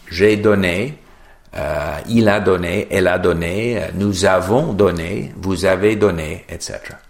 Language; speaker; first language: French; non-native, fluent; English